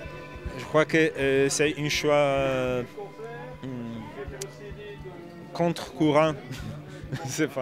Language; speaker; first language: French; non-native, fluent; Italian